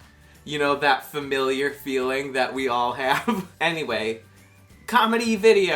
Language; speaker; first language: English; native; English